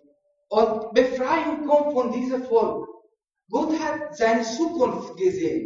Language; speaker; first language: German; non-native, learner; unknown